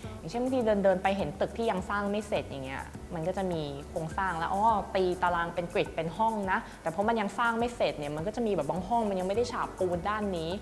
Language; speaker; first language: Thai; native; Thai